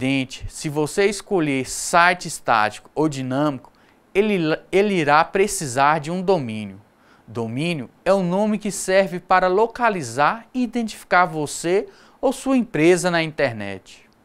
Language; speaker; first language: Portuguese; native; Portuguese